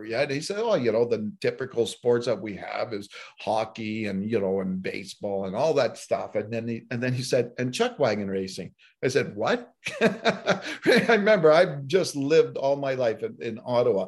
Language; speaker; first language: English; early bilingual, other home language; Italian